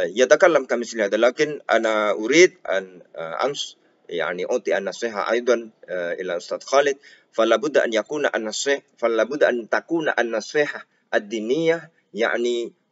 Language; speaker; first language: Arabic; non-native, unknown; Indonesian